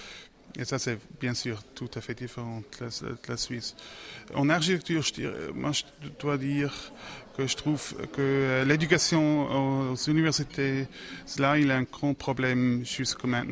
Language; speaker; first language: French; non-native, local second language; German